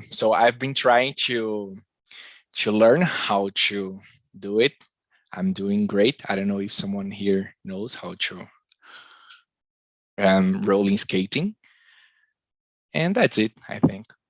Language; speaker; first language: English; non-native, learner; Portuguese